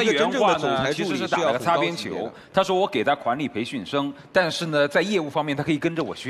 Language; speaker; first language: Chinese; native; Chinese